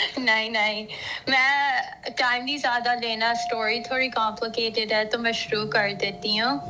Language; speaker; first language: Urdu; early bilingual, heritage; Urdu